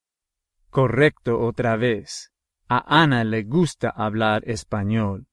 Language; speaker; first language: Spanish; non-native, fluent; English